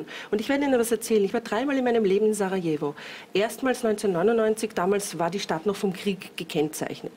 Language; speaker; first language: German; native; German